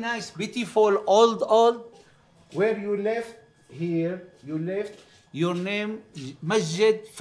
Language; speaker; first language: English; non-native, learner; Arabic